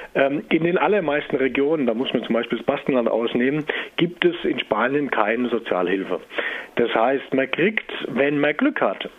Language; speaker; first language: German; native; German